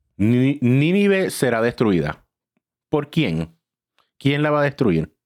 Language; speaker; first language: Spanish; early bilingual, heritage; Spanish